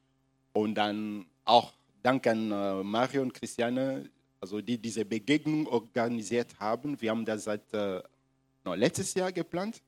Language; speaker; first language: German; non-native, fluent; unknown